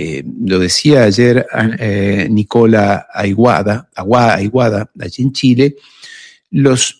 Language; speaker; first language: Spanish; native; Spanish